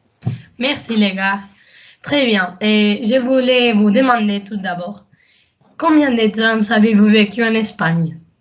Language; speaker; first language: French; non-native, learner; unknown